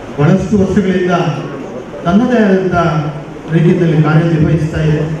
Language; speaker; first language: Kannada; native; Kannada